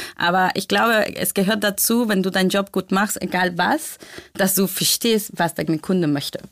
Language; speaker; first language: German; non-native, fluent; Spanish